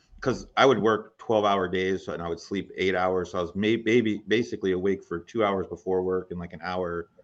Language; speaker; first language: English; native; English